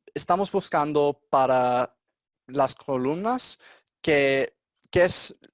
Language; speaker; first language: Spanish; non-native, learner; English